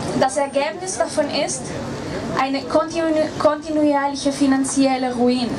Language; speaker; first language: German; non-native, fluent; Spanish